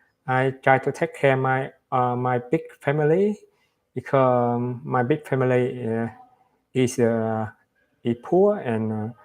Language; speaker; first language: English; non-native, learner; Vietnamese